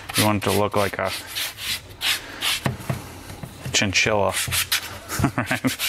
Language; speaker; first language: English; native; English